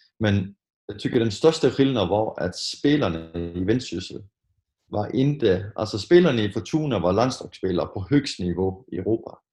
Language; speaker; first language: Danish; native; Danish